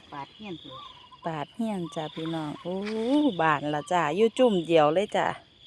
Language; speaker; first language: Thai; native; Thai